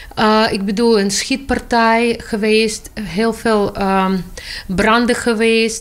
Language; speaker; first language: Dutch; non-native, learner; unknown